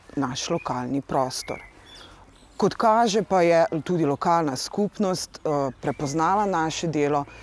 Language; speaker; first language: Slovenian; native; Slovenian